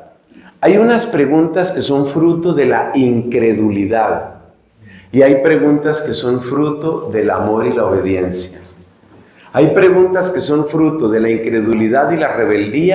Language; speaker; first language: Spanish; native; Spanish